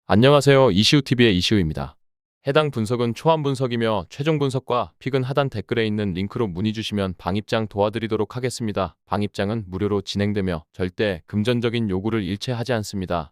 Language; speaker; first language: Korean; native; Korean